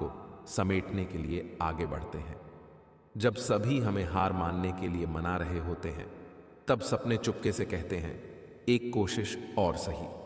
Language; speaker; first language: Hindi; native; Hindi